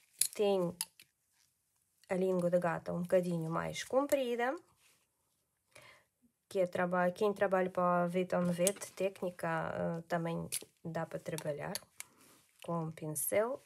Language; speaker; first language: Portuguese; non-native, learner; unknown